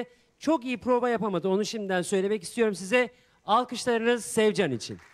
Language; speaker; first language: Turkish; native; Turkish